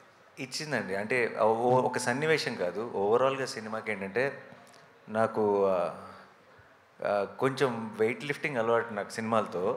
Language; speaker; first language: Telugu; native; Telugu